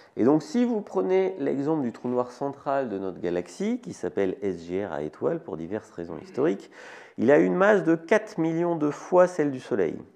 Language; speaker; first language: French; native; French